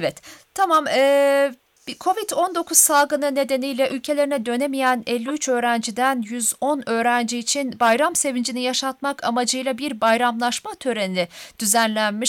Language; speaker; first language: Turkish; native; Turkish